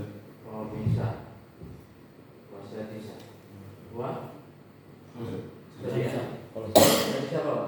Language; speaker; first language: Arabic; non-native, fluent; Indonesian